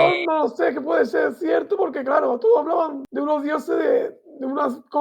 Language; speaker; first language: Spanish; native; Spanish